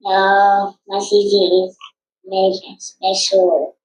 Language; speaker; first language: English; non-native, learner; Vietnamese